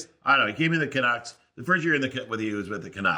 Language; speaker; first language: English; native; English